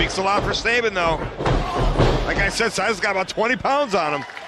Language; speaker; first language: English; native; English